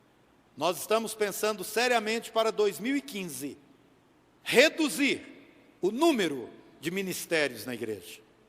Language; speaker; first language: Portuguese; native; Portuguese